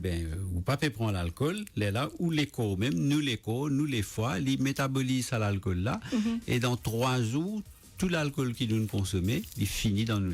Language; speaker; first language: French; non-native, local second language; Morisyen